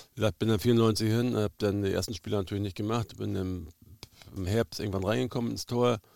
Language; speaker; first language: German; native; German